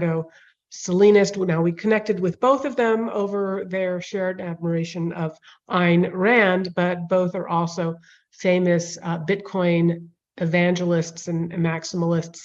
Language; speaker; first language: English; native; English